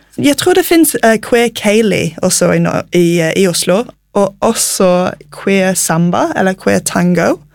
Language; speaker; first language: Norwegian; non-native, fluent; English